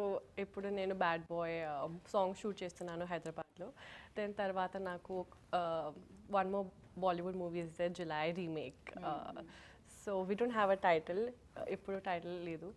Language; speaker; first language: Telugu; non-native, local second language; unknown